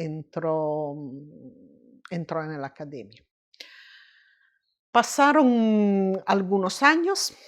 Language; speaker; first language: Spanish; non-native, fluent; Italian